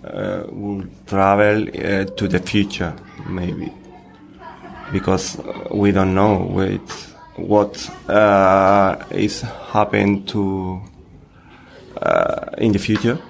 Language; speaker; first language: English; non-native, learner; Spanish